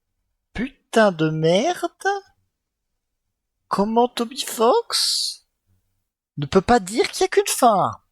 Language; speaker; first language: French; native; French